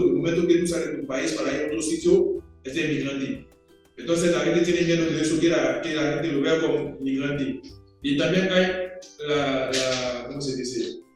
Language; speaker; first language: Spanish; non-native, learner; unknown